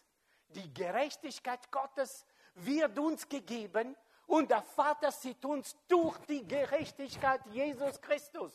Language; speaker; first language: German; non-native, fluent; French